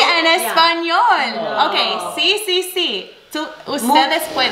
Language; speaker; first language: Spanish; non-native, fluent; English